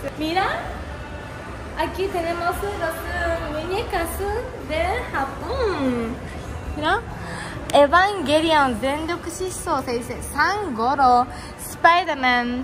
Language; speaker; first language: Spanish; non-native, learner; Japanese